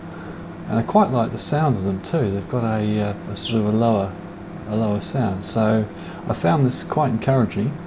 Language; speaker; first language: English; native; English